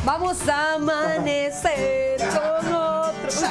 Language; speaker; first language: Spanish; native; Spanish